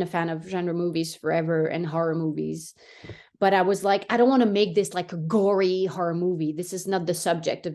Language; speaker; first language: English; non-native, fluent; French